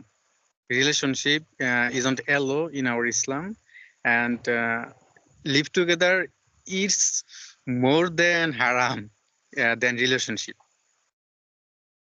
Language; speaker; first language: English; non-native, fluent; Bangla